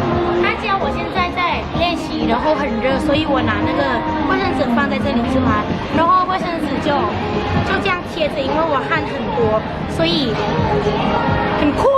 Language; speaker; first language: Chinese; non-native, fluent; Thai